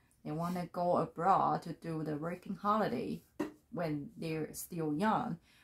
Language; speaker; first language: English; non-native, learner; Chinese